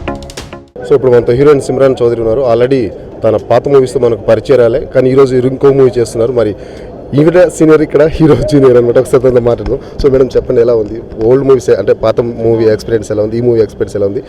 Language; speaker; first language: Telugu; native; Telugu